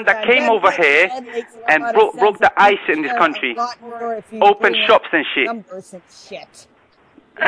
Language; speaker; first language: English; non-native, local second language; Bangla